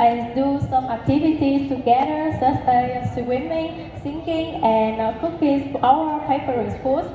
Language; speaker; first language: English; non-native, learner; Vietnamese